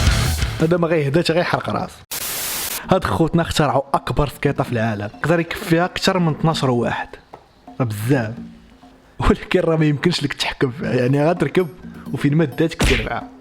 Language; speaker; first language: Arabic; native; Arabic